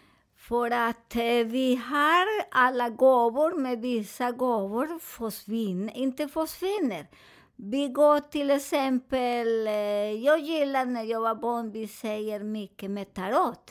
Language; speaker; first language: Swedish; non-native, fluent; Spanish